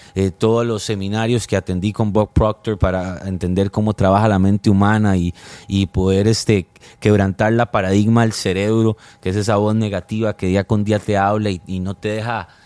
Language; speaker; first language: Spanish; non-native, fluent; French